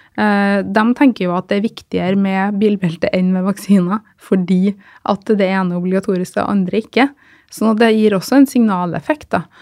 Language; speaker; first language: Norwegian; native; Norwegian